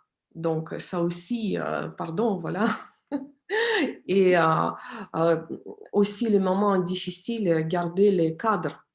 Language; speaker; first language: French; non-native, fluent; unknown